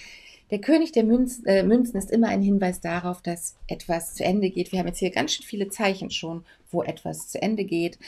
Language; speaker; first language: German; native; German